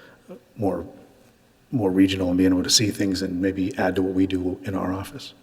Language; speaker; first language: English; native; English